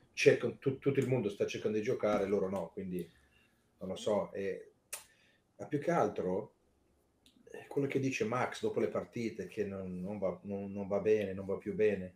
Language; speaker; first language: Italian; early bilingual, heritage; Italian